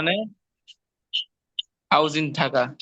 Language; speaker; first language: German; non-native, learner; Bangla